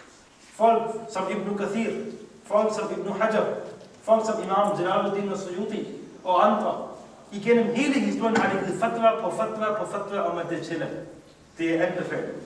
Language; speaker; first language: Danish; early bilingual, other home language; Urdu